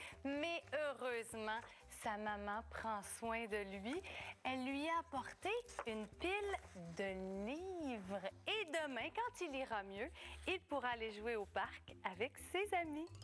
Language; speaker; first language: French; native; French